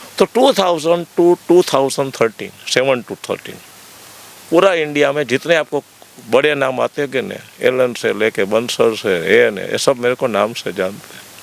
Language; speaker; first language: Hindi; non-native, local second language; Gujarati